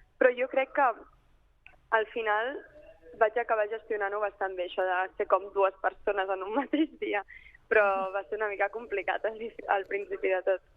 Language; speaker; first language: Catalan; native; Catalan